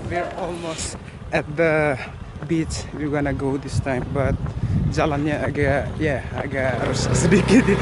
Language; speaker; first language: English; non-native, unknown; Indonesian